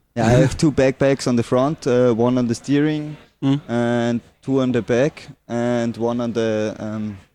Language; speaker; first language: English; non-native, fluent; German